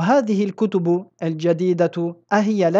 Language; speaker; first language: Arabic; non-native, fluent; French